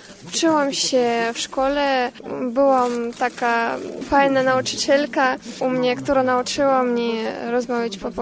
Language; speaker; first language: Polish; non-native, fluent; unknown